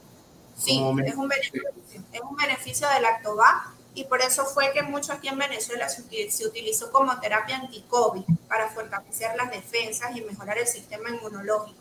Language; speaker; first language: Spanish; native; Spanish